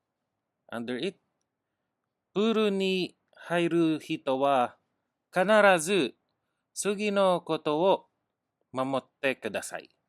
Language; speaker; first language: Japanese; non-native, learner; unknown